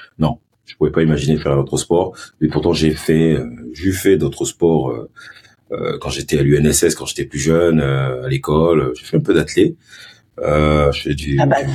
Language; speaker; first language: French; early bilingual, other home language; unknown